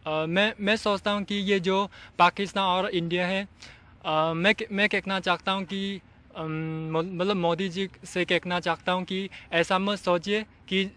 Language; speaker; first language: Hindi; non-native, fluent; Chinese